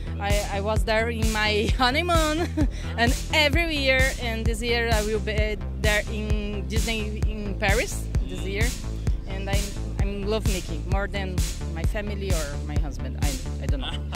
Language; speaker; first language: English; non-native, fluent; Portuguese